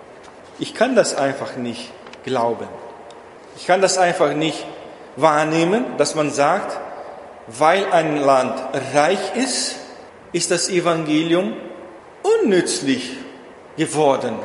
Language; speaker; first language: German; non-native, fluent; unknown